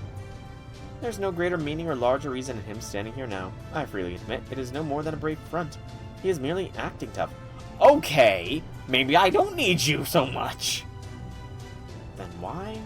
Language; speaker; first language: English; native; English